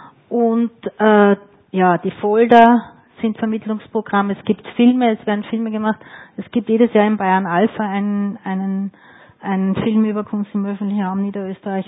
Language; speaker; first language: German; native; German